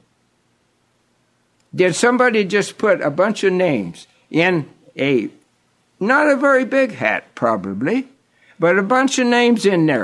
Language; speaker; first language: English; native; English